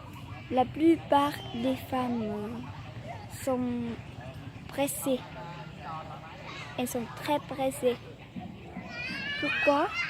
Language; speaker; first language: French; non-native, learner; Vietnamese